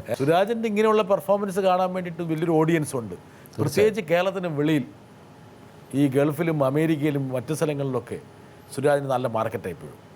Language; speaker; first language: Malayalam; native; Malayalam